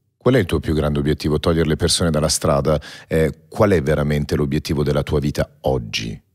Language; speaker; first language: Italian; early bilingual, heritage; Italian